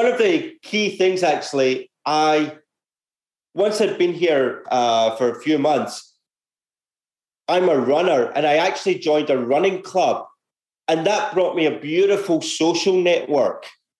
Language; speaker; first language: English; native; English